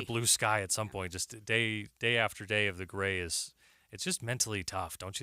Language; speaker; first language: English; native; English